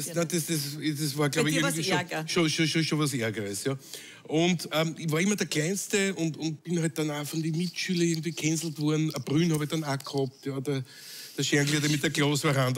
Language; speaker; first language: German; native; German